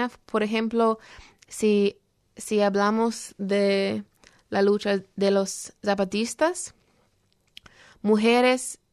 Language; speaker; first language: Spanish; non-native, fluent; English